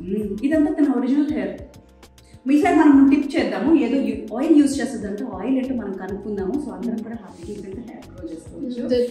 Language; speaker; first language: Telugu; native; Telugu